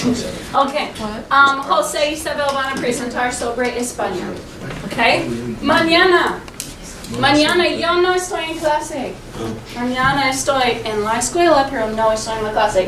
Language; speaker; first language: Spanish; non-native, fluent; English